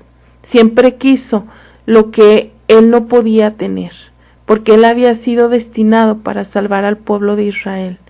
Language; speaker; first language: Spanish; native; Spanish